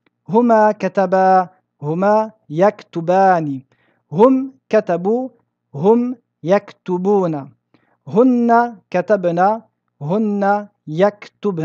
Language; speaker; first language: Arabic; non-native, fluent; French